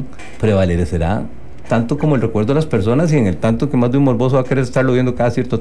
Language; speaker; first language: Spanish; native; Spanish